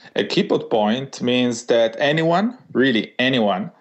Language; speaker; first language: English; non-native, fluent; Hebrew